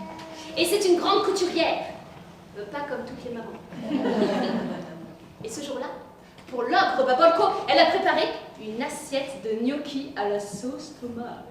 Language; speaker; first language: French; native; French